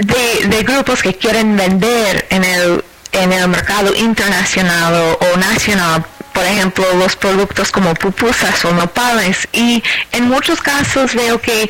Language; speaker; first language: Spanish; non-native, fluent; English